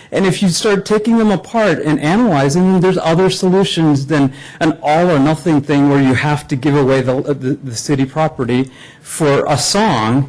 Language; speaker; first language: English; native; English